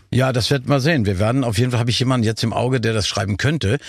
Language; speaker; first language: German; native; German